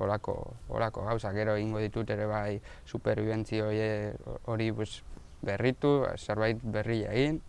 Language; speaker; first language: Basque; non-native, local second language; Spanish